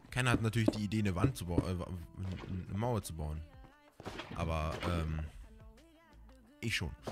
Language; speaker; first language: German; native; German